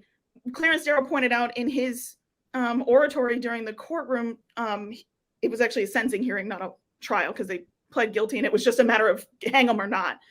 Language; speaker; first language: English; native; English